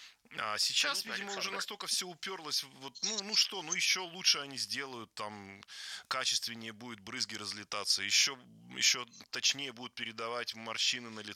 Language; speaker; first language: Russian; native; Russian